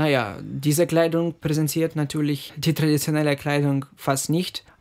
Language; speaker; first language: German; non-native, fluent; Ukrainian